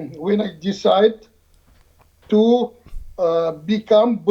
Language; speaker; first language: English; non-native, learner; Arabic